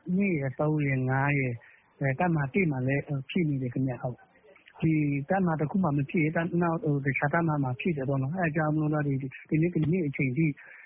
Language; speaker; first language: Burmese; non-native, local second language; Karen languages